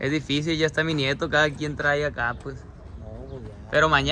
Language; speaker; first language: Spanish; early bilingual, heritage; Spanish